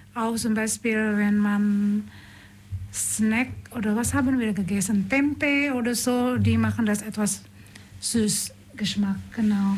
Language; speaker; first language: German; non-native, learner; Indonesian